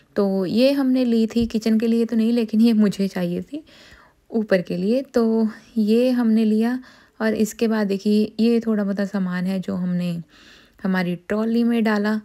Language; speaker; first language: Hindi; non-native, local second language; Punjabi